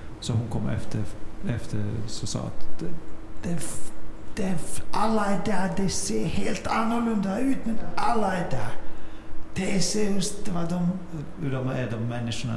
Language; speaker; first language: Swedish; non-native, fluent; Finnish